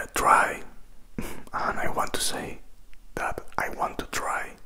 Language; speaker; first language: English; non-native, fluent; Spanish